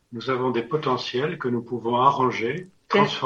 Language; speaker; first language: French; native; French